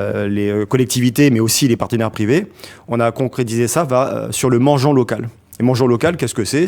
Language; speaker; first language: French; native; French